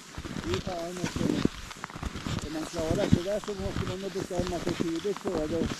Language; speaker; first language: Swedish; native; Swedish